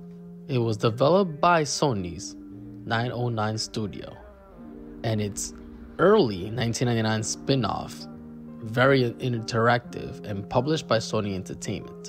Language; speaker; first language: English; native; English